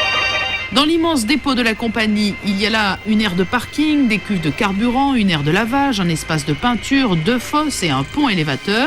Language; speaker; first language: French; native; French